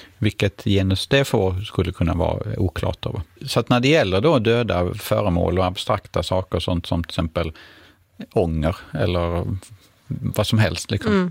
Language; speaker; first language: Swedish; native; Swedish